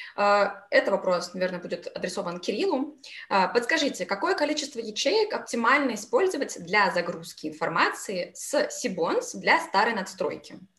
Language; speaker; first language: Russian; native; Russian